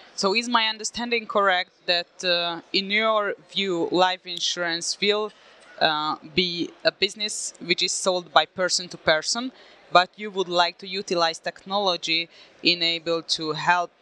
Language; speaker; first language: English; non-native, fluent; Hungarian